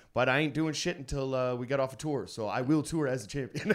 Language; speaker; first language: English; native; English